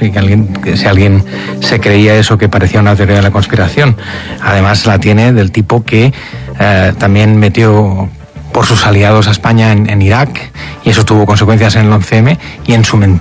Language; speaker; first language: Spanish; native; Spanish